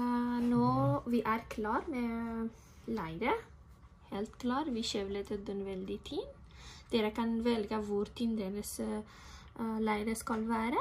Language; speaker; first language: Norwegian; non-native, fluent; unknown